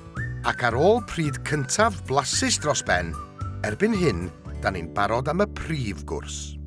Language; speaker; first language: Welsh; native; Welsh